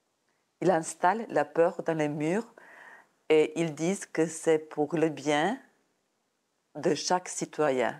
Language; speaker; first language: French; non-native, fluent; Serbian